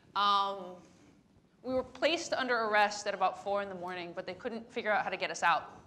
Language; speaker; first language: English; native; English